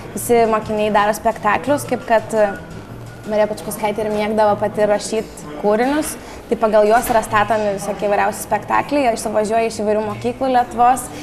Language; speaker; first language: Lithuanian; native; Lithuanian